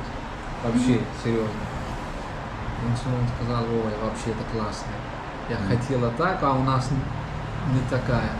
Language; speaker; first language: Russian; non-native, learner; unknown